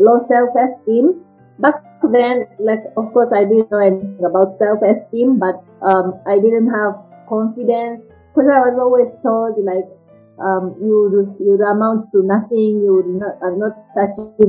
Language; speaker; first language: English; non-native, fluent; Japanese